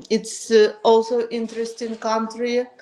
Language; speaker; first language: English; non-native, learner; Ukrainian